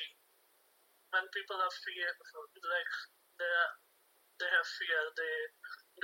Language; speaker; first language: English; non-native, local second language; Hindi